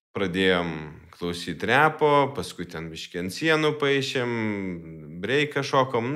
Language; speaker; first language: Lithuanian; non-native, local second language; Russian